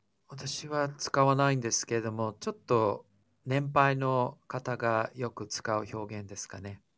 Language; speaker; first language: Japanese; non-native, fluent; English